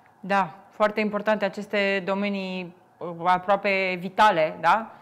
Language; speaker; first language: Romanian; native; Romanian